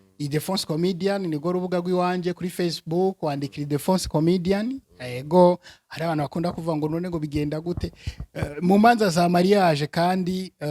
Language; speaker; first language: Rundi; early bilingual, heritage; Rundi